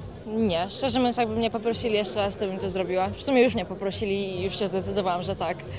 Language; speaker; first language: Polish; native; Polish